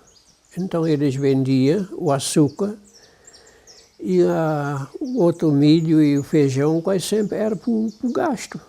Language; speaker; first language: Portuguese; non-native, local second language; German